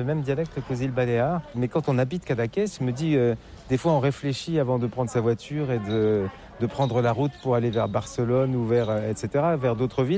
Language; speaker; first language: French; native; French